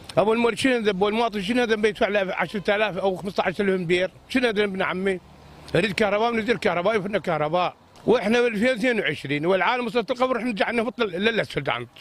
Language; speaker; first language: Arabic; native; Arabic